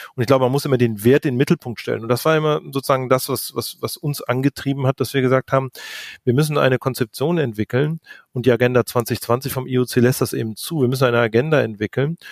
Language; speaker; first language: German; native; German